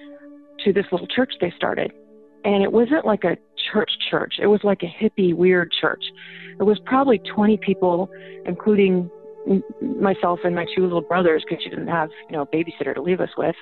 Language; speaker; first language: English; native; English